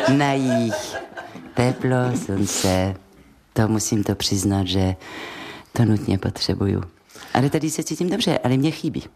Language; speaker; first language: Czech; non-native, fluent; French